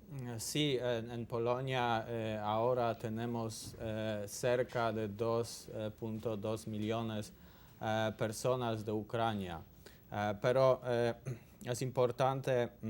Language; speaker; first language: Spanish; non-native, learner; Polish